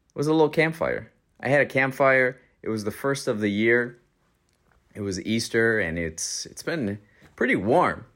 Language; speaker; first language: English; native; English